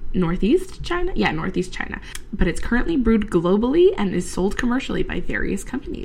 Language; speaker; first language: English; native; English